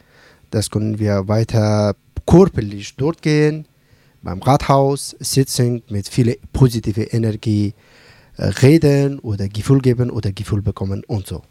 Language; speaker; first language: German; non-native, learner; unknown